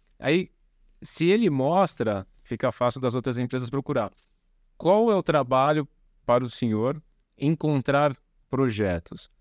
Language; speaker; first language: Portuguese; native; Portuguese